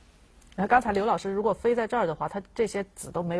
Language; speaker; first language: Chinese; native; Chinese